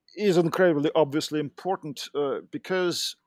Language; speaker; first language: English; non-native, fluent; Russian